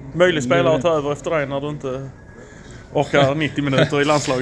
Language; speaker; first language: Swedish; native; Swedish